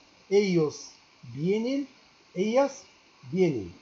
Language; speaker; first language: Spanish; non-native, learner; Arabic